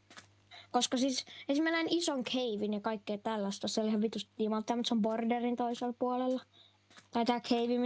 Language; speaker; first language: Finnish; native; Finnish